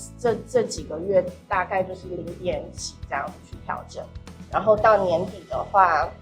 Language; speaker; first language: Chinese; native; Chinese